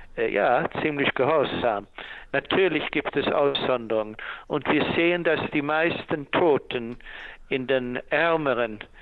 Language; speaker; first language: German; non-native, fluent; Swedish